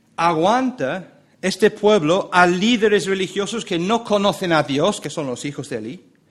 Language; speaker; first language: Spanish; non-native, fluent; English